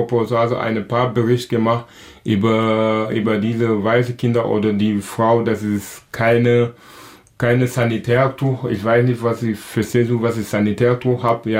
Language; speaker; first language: German; non-native, learner; Wolof